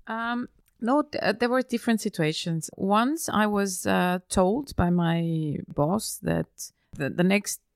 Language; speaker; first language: English; non-native, fluent; German